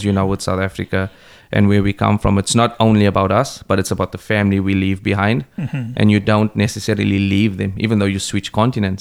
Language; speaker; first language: English; native; English